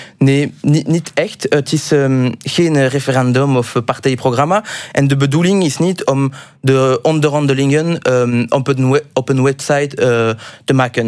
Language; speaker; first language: Dutch; non-native, local second language; French